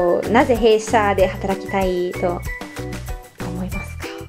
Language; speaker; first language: Japanese; non-native, learner; English